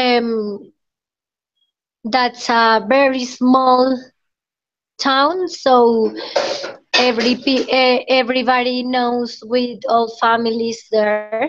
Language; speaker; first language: English; non-native, learner; Spanish